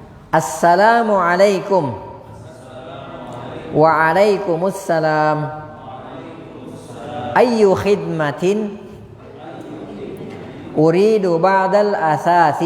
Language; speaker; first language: Arabic; non-native, fluent; Indonesian